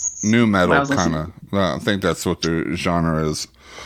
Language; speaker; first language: English; native; English